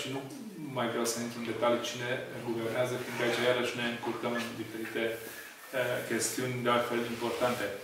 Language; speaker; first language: Romanian; non-native, local second language; Hungarian